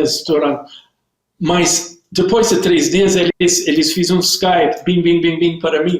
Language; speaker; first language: Portuguese; non-native, learner; English